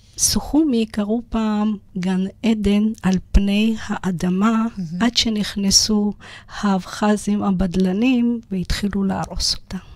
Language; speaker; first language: Hebrew; non-native, fluent; Georgian